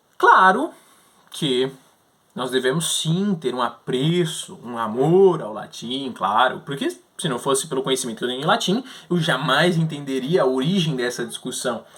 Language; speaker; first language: Portuguese; native; Portuguese